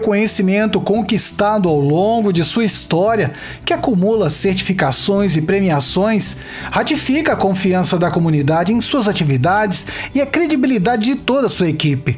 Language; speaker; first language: Portuguese; native; Portuguese